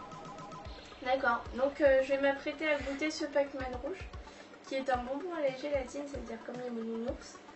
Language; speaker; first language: French; native; French